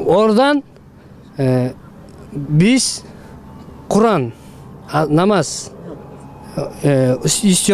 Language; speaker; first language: Turkish; non-native, learner; Kyrgyz